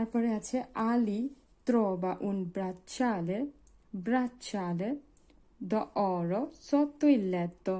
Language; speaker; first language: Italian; non-native, fluent; Bangla